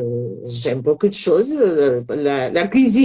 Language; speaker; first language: French; non-native, learner; Portuguese